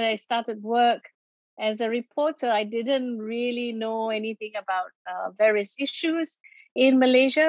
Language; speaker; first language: English; non-native, local second language; Malay